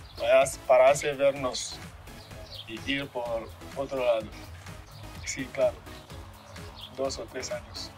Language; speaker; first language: Spanish; non-native, learner; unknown